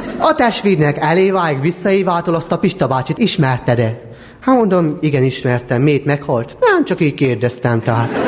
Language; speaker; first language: Hungarian; native; Hungarian